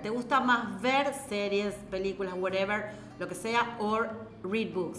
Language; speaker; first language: Spanish; native; Spanish